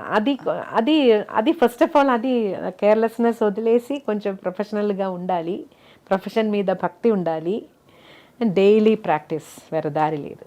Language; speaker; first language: Telugu; non-native, fluent; Malayalam